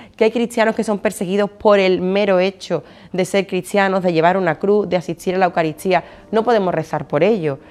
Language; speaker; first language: Spanish; native; Spanish